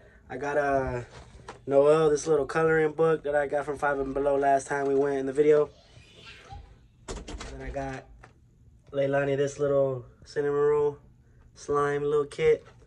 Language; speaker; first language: English; early bilingual, other home language; Spanish